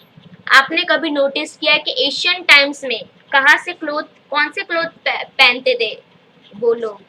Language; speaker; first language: Hindi; native; Hindi